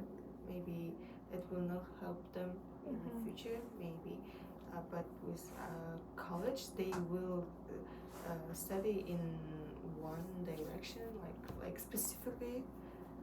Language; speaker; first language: English; non-native, learner; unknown